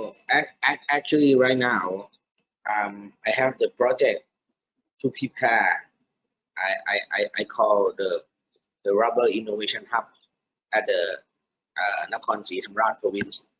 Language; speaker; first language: English; non-native, learner; Thai